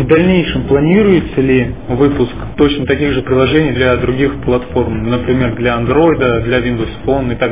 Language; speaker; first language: Russian; native; Russian